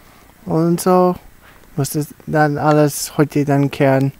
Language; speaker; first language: German; early bilingual, heritage; English